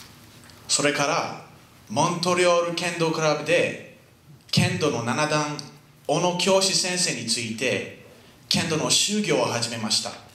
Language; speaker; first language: Japanese; non-native, fluent; French